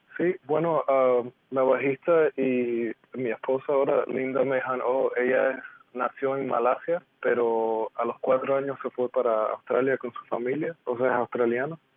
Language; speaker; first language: Spanish; early bilingual, heritage; Spanish